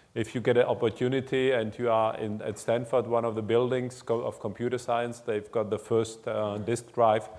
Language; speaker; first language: English; non-native, fluent; German